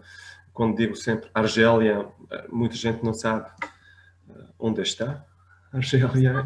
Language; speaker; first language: Portuguese; non-native, fluent; Arabic